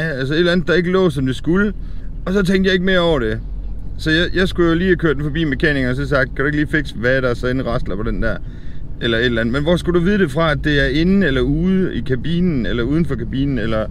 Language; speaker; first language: Danish; native; Danish